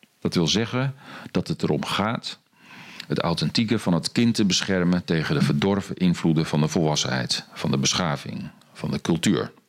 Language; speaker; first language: Dutch; native; Dutch